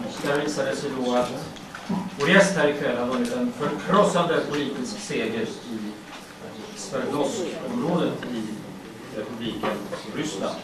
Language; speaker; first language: Swedish; native; Swedish